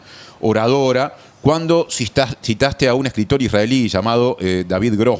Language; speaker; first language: Spanish; native; Spanish